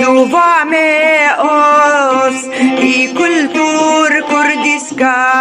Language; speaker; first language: Swedish; non-native, fluent; Kurdish